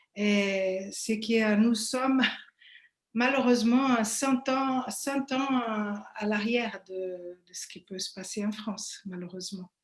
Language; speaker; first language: French; non-native, fluent; Portuguese